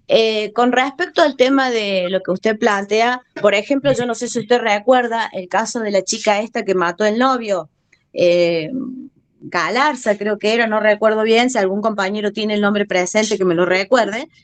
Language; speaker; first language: Spanish; native; Spanish